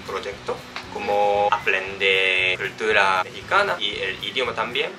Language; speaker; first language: Spanish; non-native, learner; Japanese